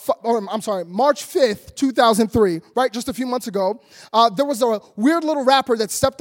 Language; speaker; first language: English; native; English